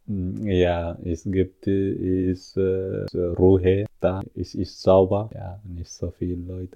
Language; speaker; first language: German; non-native, learner; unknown